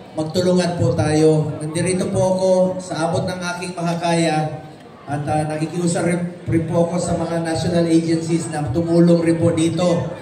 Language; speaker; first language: Filipino; non-native, local second language; Cebuano